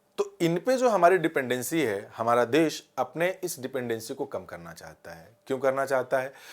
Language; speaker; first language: Hindi; native; Hindi